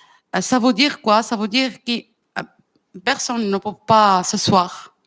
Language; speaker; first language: French; non-native, learner; Arabic